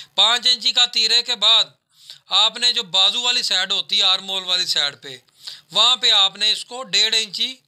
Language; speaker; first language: Urdu; non-native, local second language; Punjabi